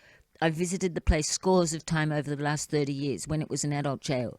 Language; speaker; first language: English; native; English